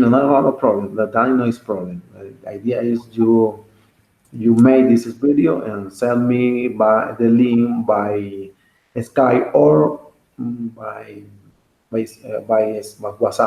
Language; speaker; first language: English; non-native, learner; Spanish